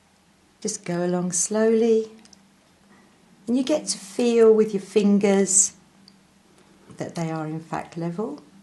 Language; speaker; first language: English; native; English